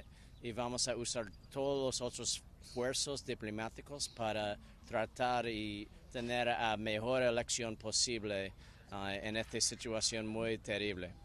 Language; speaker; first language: Spanish; non-native, learner; English